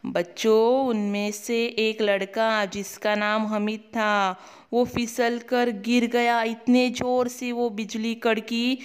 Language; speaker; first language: Hindi; non-native, local second language; Marathi